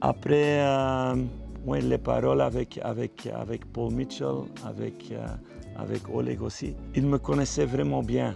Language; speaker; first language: French; non-native, fluent; Dutch